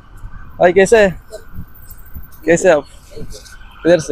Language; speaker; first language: Hindi; non-native, local second language; Kannada